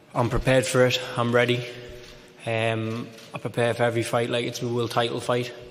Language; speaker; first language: English; native; English